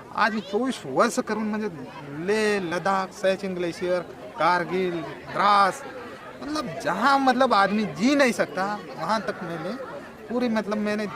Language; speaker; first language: Hindi; non-native, local second language; Marathi